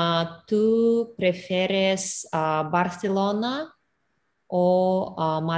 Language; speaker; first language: Spanish; non-native, learner; Russian